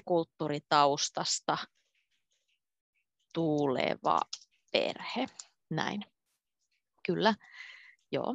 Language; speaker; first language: Finnish; native; Finnish